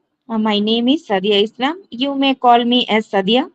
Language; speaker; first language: English; non-native, learner; Bangla